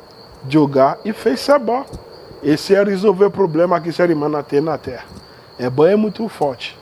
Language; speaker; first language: Portuguese; non-native, learner; Yoruba